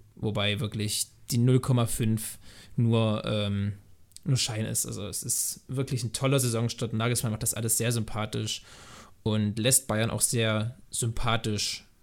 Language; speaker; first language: German; native; German